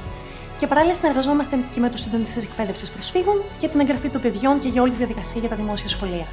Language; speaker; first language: Greek; native; Greek